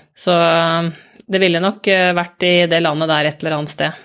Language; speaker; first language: Norwegian; native; Norwegian